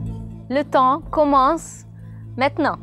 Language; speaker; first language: French; non-native, learner; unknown